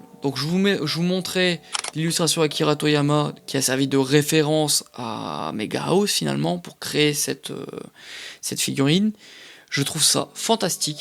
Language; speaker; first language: French; native; French